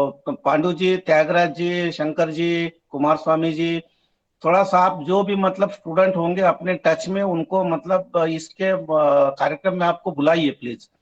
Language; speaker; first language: Hindi; native; Hindi